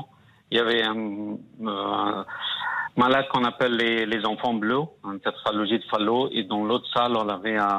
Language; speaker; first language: French; non-native, fluent; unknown